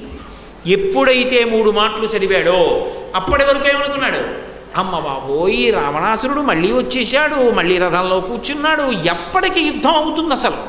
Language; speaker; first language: Telugu; native; Telugu